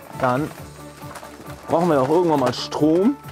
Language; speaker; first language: German; native; German